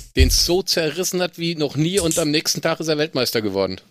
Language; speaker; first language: German; native; German